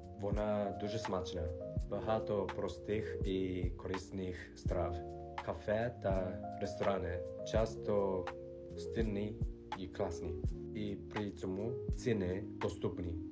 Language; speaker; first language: Ukrainian; non-native, fluent; Japanese